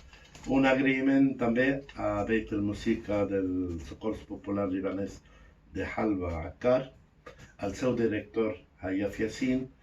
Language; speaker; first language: Catalan; non-native, fluent; Arabic